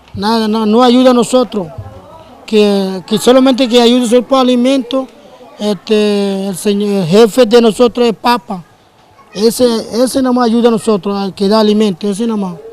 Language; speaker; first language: Portuguese; non-native, learner; Spanish